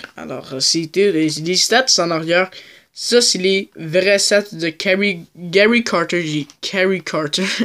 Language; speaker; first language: French; native; French